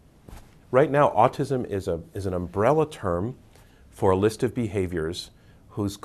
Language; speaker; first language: English; native; English